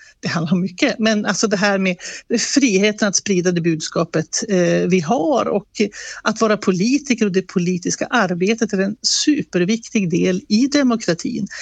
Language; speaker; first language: Swedish; native; Swedish